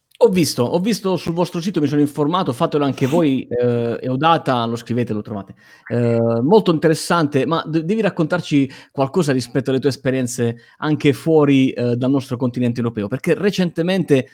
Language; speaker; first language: Italian; native; Italian